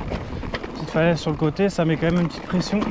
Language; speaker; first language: French; native; French